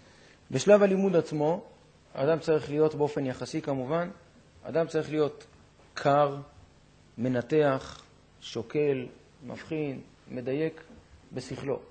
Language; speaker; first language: Hebrew; native; Hebrew